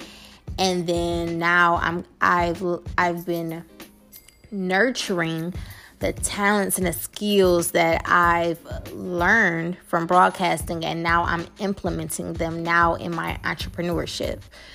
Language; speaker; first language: English; native; English